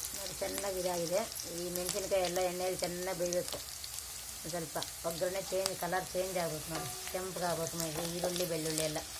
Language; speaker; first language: Kannada; non-native, local second language; Telugu